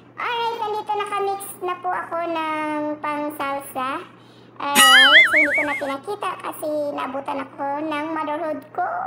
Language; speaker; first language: Filipino; non-native, local second language; Cebuano